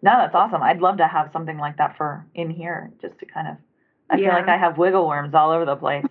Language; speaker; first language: English; native; English